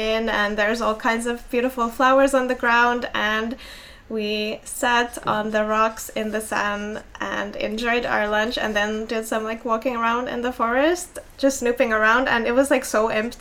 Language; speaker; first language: English; non-native, fluent; Finnish